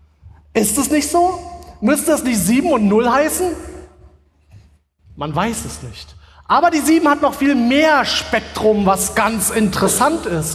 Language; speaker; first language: German; native; German